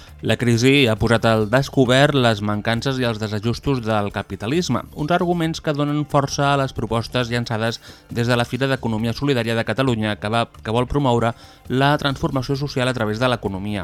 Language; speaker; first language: Catalan; native; Catalan